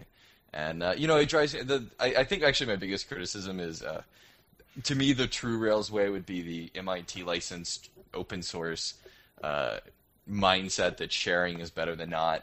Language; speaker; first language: English; native; English